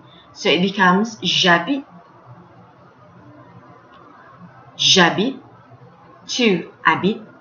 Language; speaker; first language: French; non-native, fluent; Malay